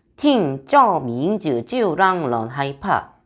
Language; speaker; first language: Chinese; non-native, learner; Korean